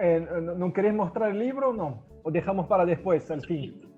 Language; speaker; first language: Spanish; non-native, fluent; Portuguese